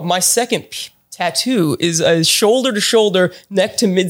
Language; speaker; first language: English; native; English